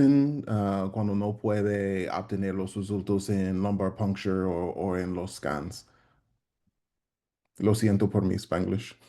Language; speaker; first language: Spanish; non-native, learner; English